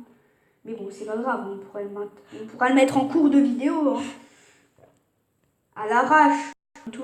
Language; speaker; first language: French; native; French